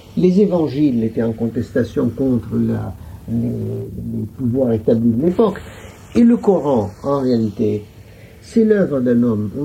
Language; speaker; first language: French; non-native, local second language; Arabic